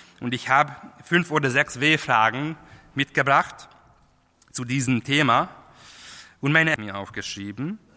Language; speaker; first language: German; non-native, fluent; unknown